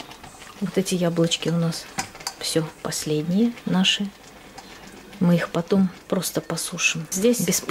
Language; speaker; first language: Russian; native; Russian